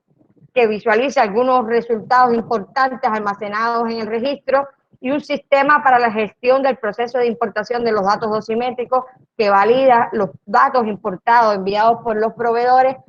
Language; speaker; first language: Spanish; native; Spanish